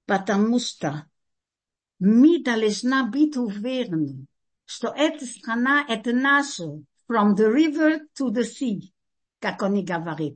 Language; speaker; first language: Russian; non-native, fluent; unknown